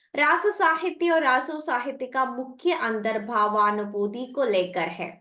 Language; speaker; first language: Hindi; non-native, local second language; Malayalam